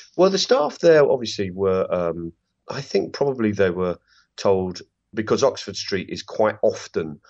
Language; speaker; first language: English; native; English